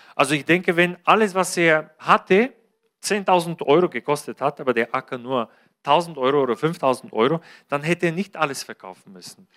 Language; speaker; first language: German; non-native, fluent; Bulgarian